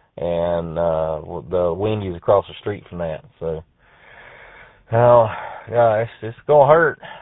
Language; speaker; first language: English; native; English